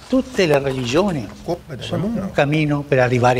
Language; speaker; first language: Italian; early bilingual, heritage; Spanish